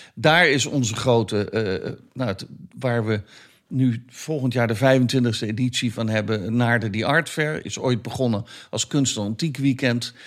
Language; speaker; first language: Dutch; native; Dutch